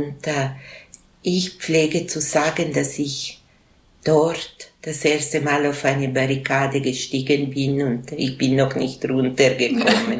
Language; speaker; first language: German; non-native, local second language; Italian